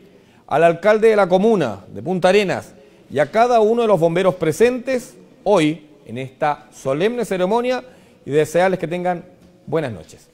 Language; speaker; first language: Spanish; native; Spanish